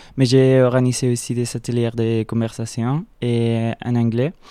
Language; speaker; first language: French; non-native, learner; Spanish